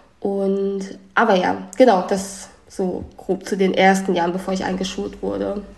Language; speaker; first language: German; early bilingual, other home language; Vietnamese